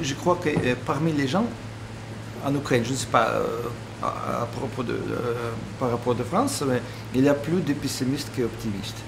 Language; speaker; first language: French; non-native, fluent; Russian